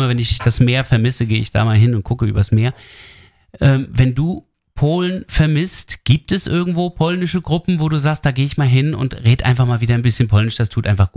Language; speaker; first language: German; native; German